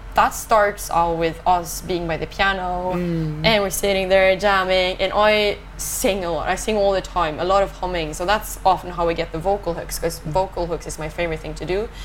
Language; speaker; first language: English; non-native, fluent; Norwegian